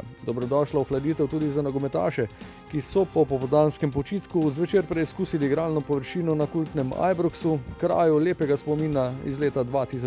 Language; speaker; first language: Slovenian; native; Slovenian